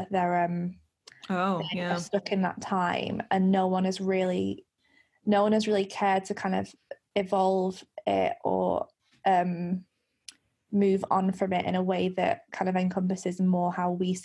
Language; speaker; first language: English; native; English